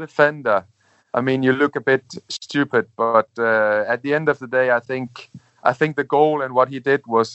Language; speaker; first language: English; non-native, fluent; Danish